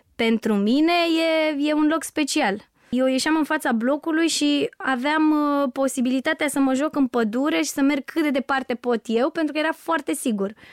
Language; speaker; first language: Romanian; native; Romanian